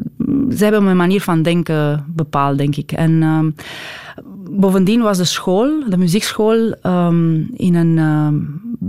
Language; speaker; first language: Dutch; non-native, fluent; Romanian